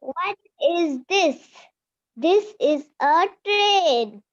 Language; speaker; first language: English; non-native, learner; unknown